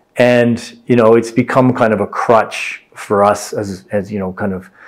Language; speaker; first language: English; native; English